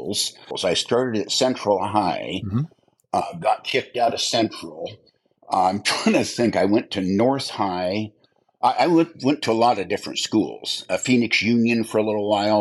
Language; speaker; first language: English; native; English